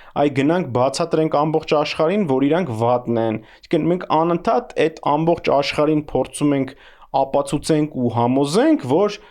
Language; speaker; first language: Armenian; native; Armenian